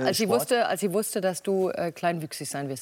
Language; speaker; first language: German; native; German